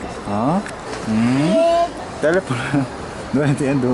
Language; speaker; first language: Spanish; non-native, learner; Korean